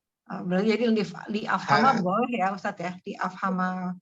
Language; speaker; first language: Indonesian; native; Indonesian